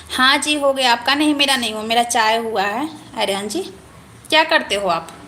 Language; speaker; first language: Hindi; native; Hindi